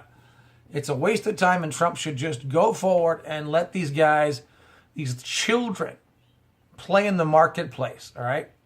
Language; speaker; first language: English; native; English